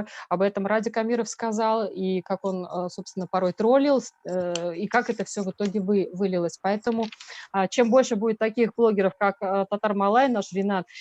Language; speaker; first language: Russian; native; Russian